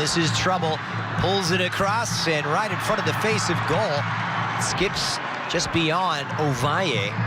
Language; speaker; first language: English; native; English